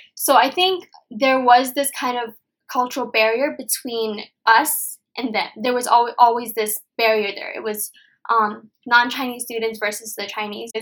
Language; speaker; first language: English; non-native, local second language; Nepali